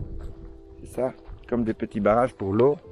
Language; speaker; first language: French; native; French